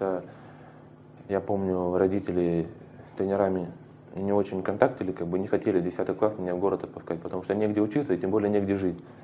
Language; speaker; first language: Russian; native; Russian